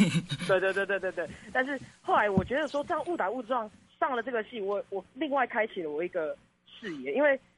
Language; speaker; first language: Chinese; native; Chinese